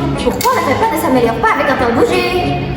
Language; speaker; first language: French; non-native, learner; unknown